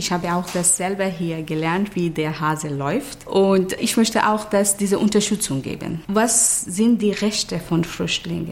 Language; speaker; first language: German; non-native, fluent; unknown